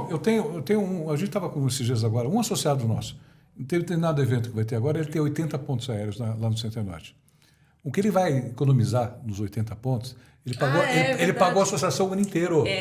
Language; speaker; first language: Portuguese; native; Portuguese